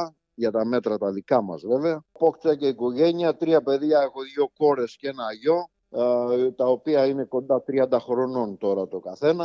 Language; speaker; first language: Greek; native; Greek